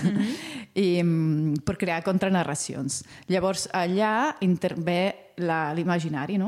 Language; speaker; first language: Catalan; non-native, fluent; Italian